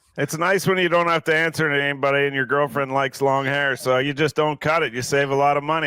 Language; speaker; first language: English; native; English